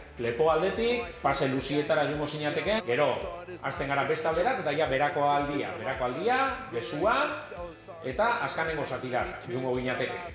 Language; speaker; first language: Basque; native; Basque